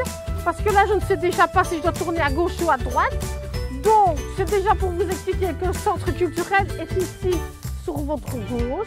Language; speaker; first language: French; native; French